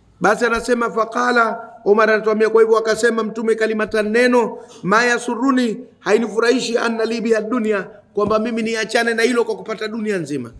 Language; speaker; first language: Swahili; native; Swahili